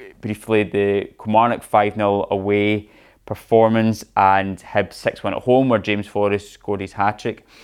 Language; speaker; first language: English; native; English